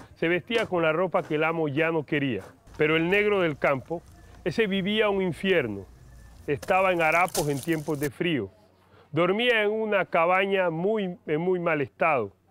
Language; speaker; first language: Spanish; native; Spanish